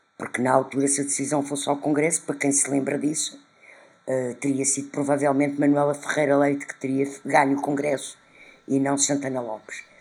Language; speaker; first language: Portuguese; native; Portuguese